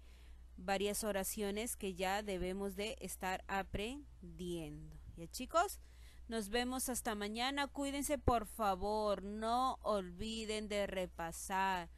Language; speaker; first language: Spanish; native; Spanish